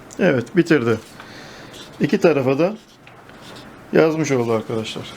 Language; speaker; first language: Turkish; native; Turkish